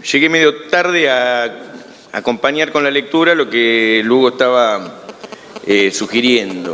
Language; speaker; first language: Spanish; native; Spanish